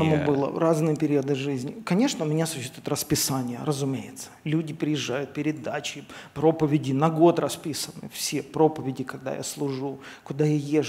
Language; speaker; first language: Russian; native; Russian